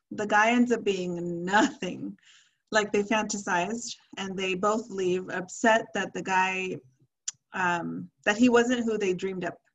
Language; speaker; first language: English; early bilingual, other home language; Spanish